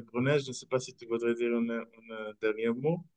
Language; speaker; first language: French; non-native, fluent; Spanish